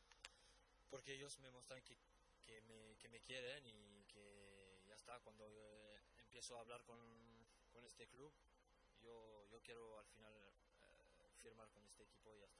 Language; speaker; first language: Spanish; non-native, fluent; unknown